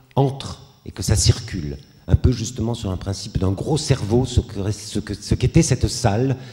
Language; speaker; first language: French; native; French